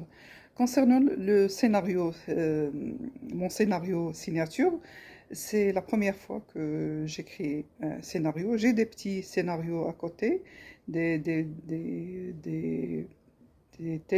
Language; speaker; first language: French; non-native, local second language; Arabic